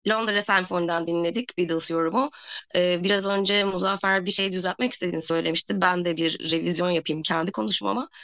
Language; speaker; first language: Turkish; native; Turkish